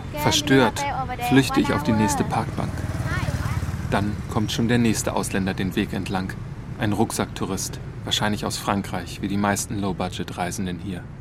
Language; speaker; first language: German; native; German